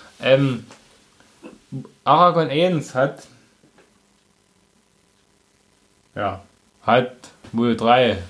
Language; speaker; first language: German; native; German